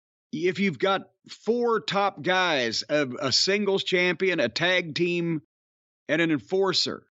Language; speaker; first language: English; native; English